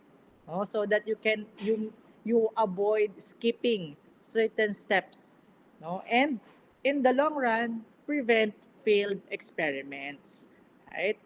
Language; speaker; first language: English; non-native, local second language; Filipino